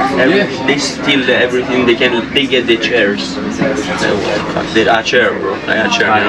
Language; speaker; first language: English; non-native, fluent; Italian